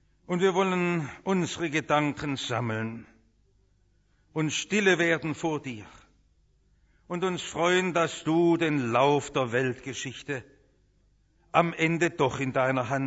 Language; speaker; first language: German; native; German